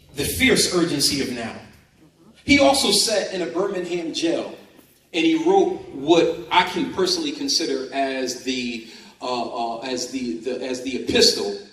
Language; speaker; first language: English; native; English